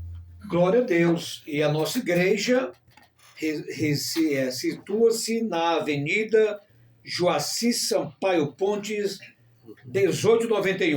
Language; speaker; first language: Portuguese; native; Portuguese